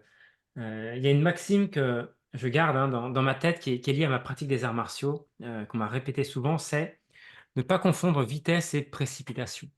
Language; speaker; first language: French; native; French